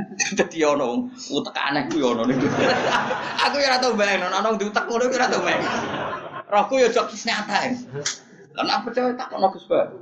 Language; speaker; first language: Indonesian; non-native, local second language; Javanese